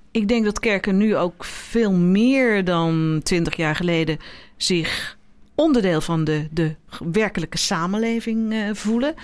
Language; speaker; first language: Dutch; native; Dutch